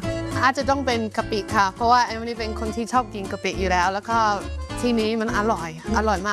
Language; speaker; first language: Thai; non-native, fluent; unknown